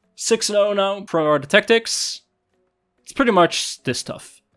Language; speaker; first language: English; non-native, fluent; Dutch